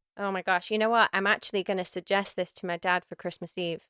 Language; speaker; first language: English; native; English